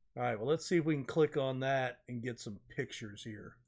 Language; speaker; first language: English; native; English